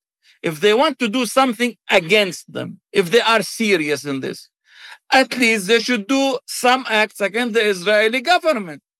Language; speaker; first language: English; non-native, fluent; Arabic